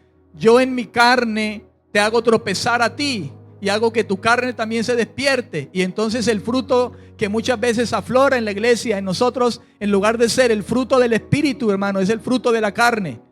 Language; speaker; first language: Spanish; native; Spanish